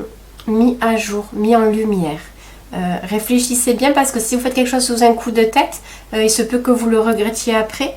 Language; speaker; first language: French; native; French